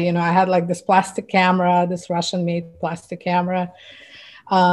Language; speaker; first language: English; non-native, fluent; Russian